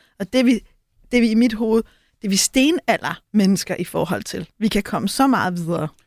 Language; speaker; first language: Danish; native; Danish